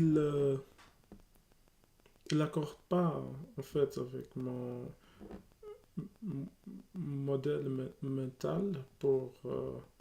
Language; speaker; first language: French; non-native, learner; English